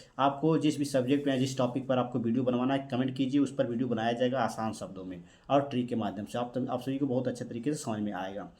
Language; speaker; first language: Hindi; native; Hindi